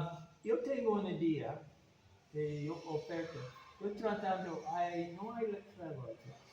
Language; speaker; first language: Spanish; non-native, learner; English